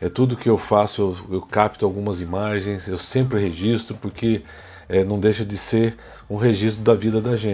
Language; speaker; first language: Portuguese; native; Portuguese